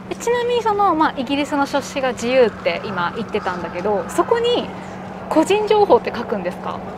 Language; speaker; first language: Japanese; native; Japanese